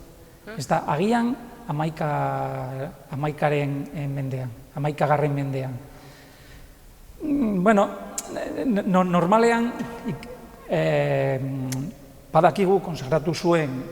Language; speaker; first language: Basque; non-native, local second language; Spanish